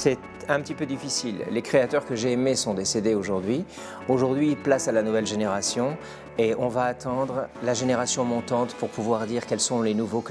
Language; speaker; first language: French; native; French